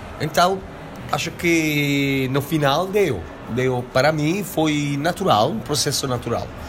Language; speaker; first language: Portuguese; non-native, fluent; Italian